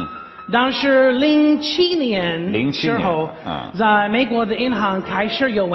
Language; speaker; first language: Chinese; non-native, learner; English